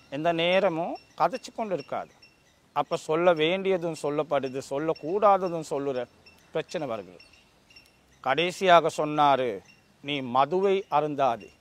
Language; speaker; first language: Tamil; non-native, local second language; Sinhala